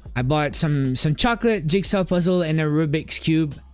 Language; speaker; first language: English; native; English